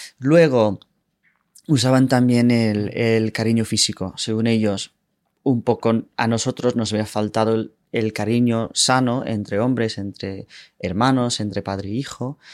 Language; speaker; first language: Spanish; non-native, fluent; English